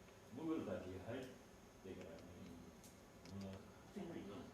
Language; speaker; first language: Japanese; non-native, learner; Urdu